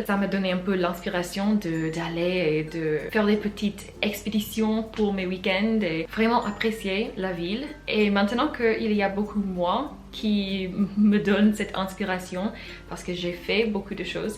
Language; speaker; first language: French; non-native, fluent; English